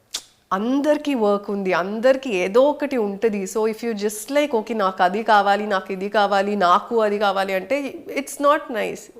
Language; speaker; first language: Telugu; non-native, fluent; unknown